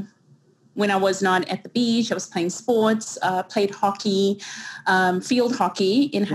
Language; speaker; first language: English; native; English